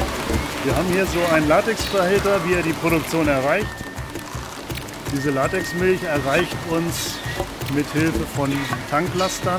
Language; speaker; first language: German; native; German